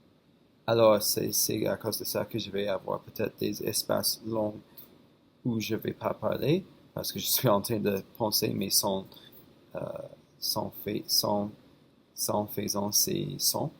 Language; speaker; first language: French; non-native, fluent; English